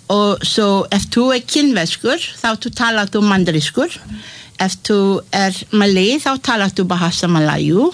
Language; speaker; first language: Icelandic; non-native, fluent; English